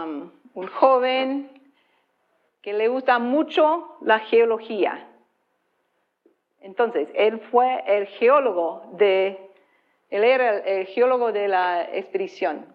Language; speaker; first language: Spanish; non-native, fluent; English